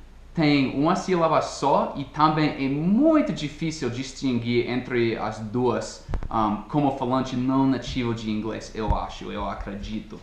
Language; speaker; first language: Portuguese; non-native, fluent; English